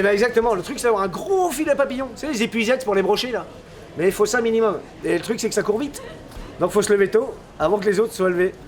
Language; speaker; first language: French; native; French